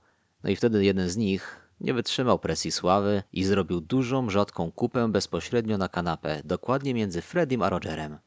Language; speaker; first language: Polish; native; Polish